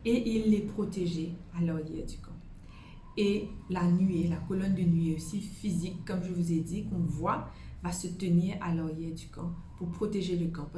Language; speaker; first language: French; native; French